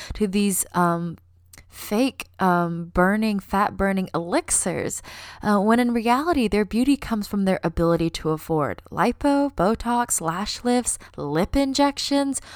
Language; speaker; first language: English; native; English